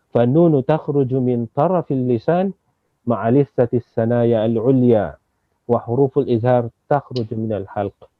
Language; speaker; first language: Arabic; non-native, fluent; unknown